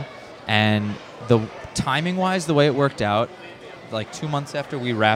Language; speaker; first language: English; native; English